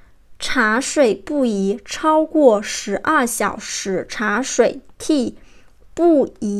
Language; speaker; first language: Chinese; native; Chinese